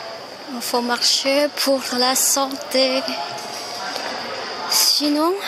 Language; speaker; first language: French; non-native, fluent; Indonesian